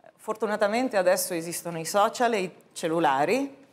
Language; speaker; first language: Italian; native; Italian